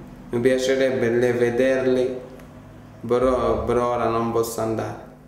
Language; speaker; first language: Italian; non-native, fluent; Arabic